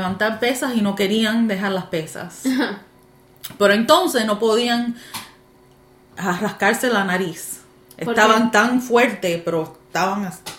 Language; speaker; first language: Spanish; early bilingual, heritage; Spanish